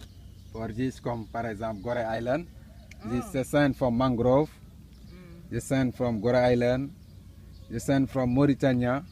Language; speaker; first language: English; non-native, local second language; Wolof